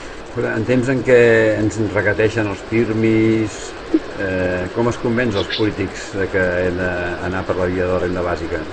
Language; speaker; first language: Catalan; native; Catalan